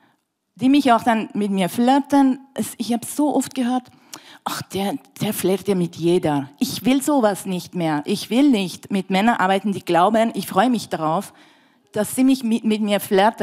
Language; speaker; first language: German; non-native, fluent; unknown